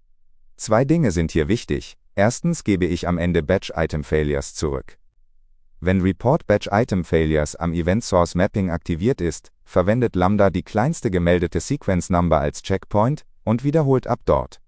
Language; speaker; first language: German; native; German